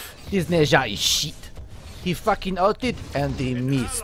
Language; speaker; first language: English; native; English